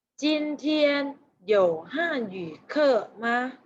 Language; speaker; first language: Chinese; non-native, fluent; Thai